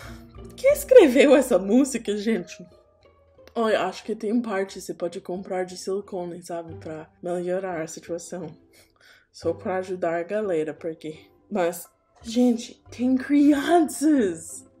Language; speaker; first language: Portuguese; non-native, learner; English